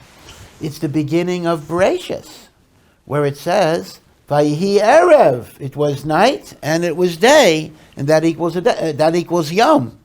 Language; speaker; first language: English; native; English